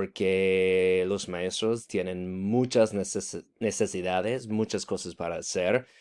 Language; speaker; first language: Spanish; non-native, fluent; English